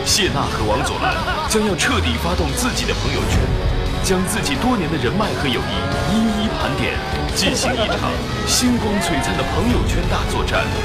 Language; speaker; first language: Chinese; native; Chinese